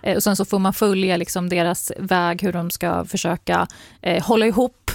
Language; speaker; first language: Swedish; native; Swedish